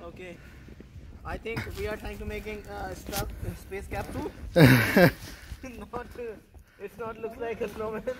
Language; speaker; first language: English; non-native, local second language; Hindi